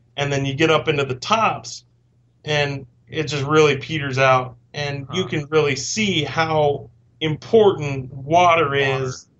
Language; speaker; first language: English; native; English